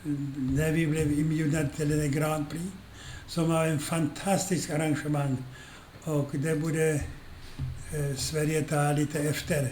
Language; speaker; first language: Swedish; non-native, fluent; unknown